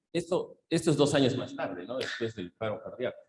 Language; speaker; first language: Spanish; native; Spanish